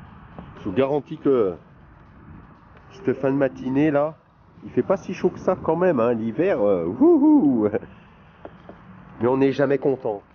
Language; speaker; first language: French; native; French